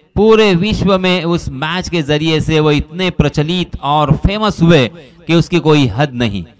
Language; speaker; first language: Hindi; non-native, local second language; Marathi